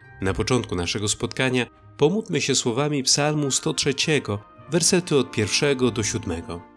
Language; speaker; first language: Polish; native; Polish